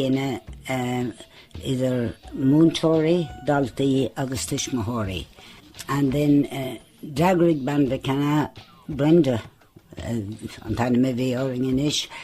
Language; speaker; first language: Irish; non-native, local second language; English